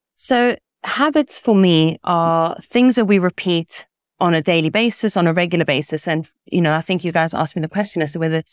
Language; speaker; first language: English; early bilingual, other home language; Italian